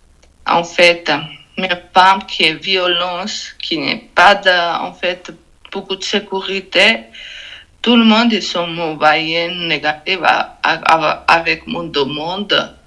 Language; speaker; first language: French; non-native, learner; Georgian